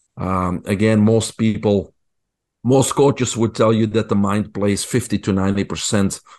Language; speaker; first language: English; non-native, fluent; Dutch